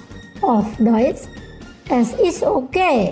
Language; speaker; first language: German; non-native, fluent; Indonesian